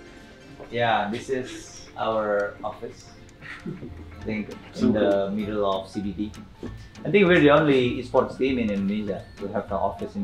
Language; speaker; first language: English; non-native, fluent; Indonesian